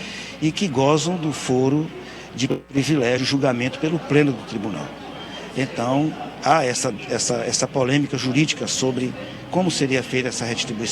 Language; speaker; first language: Portuguese; native; Portuguese